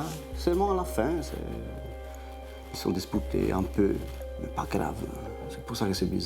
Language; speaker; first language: French; non-native, fluent; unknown